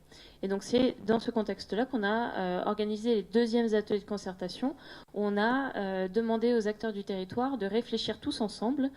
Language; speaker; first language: French; native; French